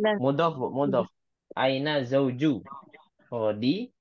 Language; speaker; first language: Arabic; non-native, fluent; Indonesian